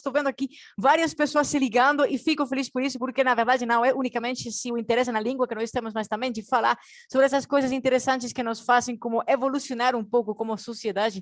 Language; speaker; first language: Portuguese; non-native, fluent; Spanish